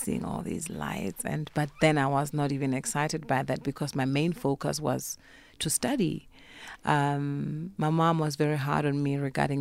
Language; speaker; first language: English; non-native, local second language; Northern Sotho